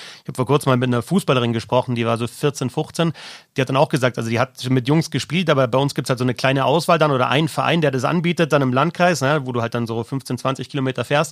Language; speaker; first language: German; native; German